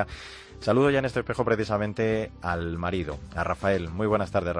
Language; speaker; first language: Spanish; native; Spanish